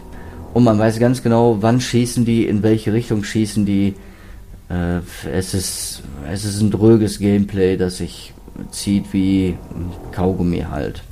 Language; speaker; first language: German; native; German